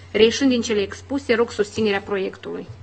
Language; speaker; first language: Romanian; native; Romanian